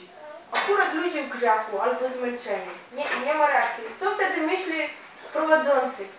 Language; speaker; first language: Polish; non-native, fluent; Ukrainian